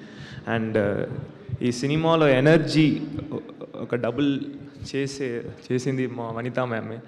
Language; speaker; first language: Telugu; non-native, learner; Tamil